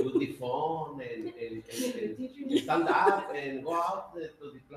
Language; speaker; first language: English; non-native, learner; Spanish